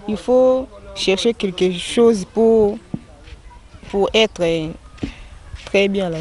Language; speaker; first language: French; non-native, local second language; Lingala